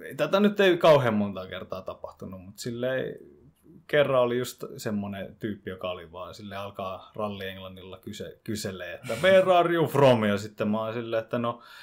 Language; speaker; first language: Finnish; native; Finnish